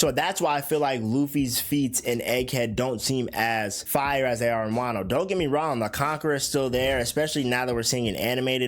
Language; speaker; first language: English; native; English